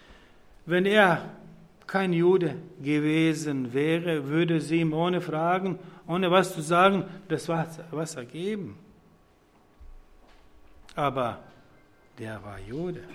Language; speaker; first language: German; non-native, fluent; Croatian